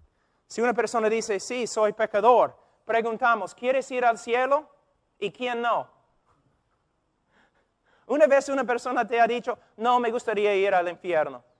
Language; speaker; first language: Spanish; non-native, fluent; English